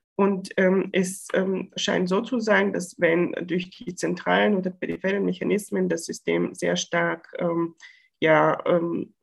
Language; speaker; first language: German; non-native, fluent; Bulgarian